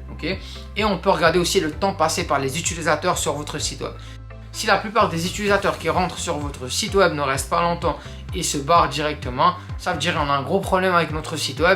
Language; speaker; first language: French; native; French